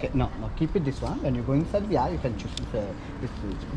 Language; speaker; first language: English; non-native, learner; Telugu